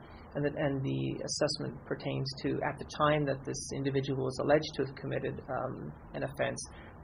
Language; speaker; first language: English; native; English